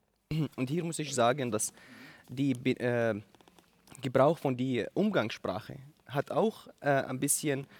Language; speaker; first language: German; non-native, learner; Arabic